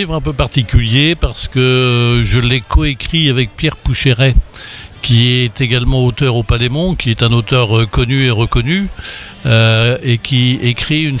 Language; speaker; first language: French; native; French